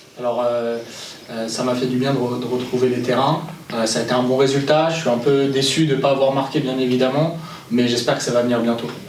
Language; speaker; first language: French; native; French